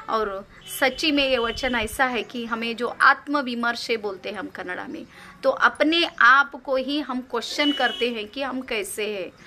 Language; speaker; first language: Hindi; non-native, local second language; Kannada